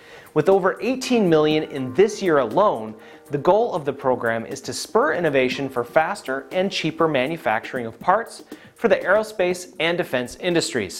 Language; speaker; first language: English; native; English